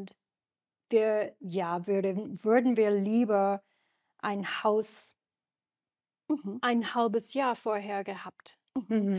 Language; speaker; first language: German; non-native, learner; English